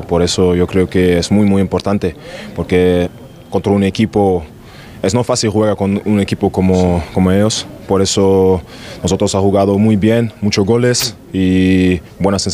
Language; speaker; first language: Spanish; non-native, learner; German